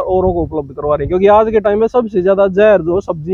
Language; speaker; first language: Hindi; native; Hindi